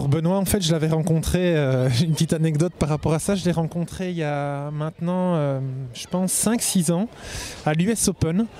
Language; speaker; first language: French; native; French